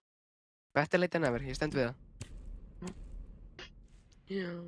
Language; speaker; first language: Icelandic; native; Icelandic